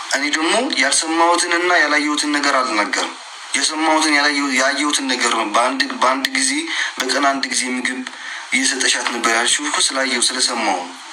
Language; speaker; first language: Amharic; non-native, local second language; Tigrinya